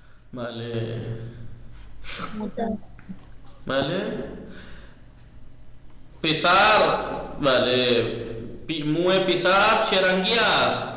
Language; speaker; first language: Persian; non-native, fluent; Urdu